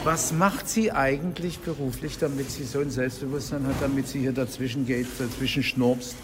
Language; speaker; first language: German; native; German